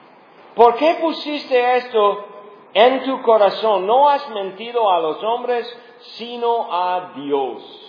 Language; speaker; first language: Spanish; non-native, fluent; English